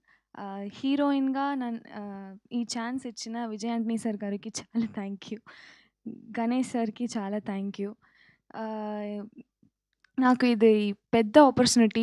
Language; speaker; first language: Telugu; non-native, learner; Tamil